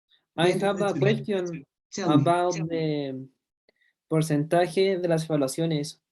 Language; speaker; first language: English; non-native, learner; Spanish